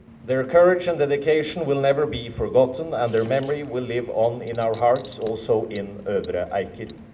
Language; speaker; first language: English; non-native, fluent; Norwegian